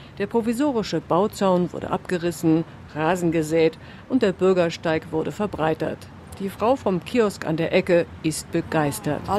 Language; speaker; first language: German; native; German